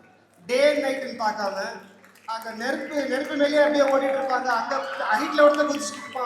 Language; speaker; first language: Tamil; non-native, local second language; Kannada